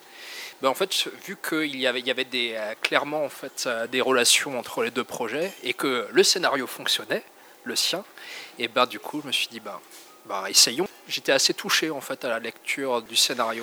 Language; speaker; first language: French; native; French